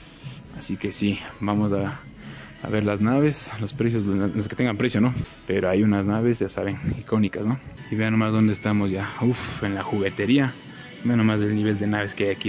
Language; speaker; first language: Spanish; native; Spanish